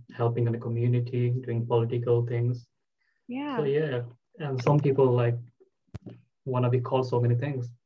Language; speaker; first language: English; non-native, local second language; Bangla